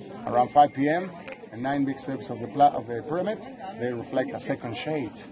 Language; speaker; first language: English; non-native, fluent; Spanish